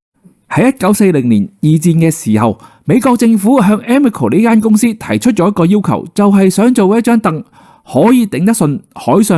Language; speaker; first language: Cantonese; native; Cantonese